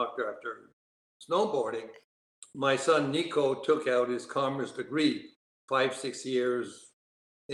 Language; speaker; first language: English; native; English